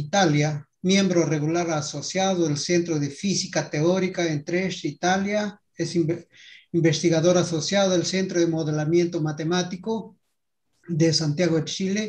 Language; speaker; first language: Spanish; native; Spanish